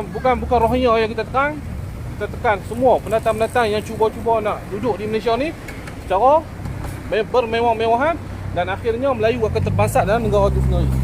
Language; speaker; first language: Malay; native; Malay